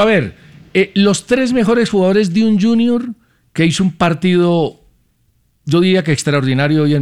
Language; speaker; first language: Spanish; native; Spanish